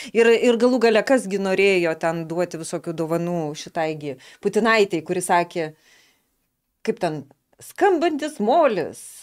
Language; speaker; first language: Lithuanian; native; Lithuanian